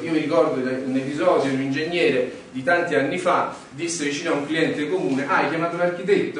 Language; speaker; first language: Italian; native; Italian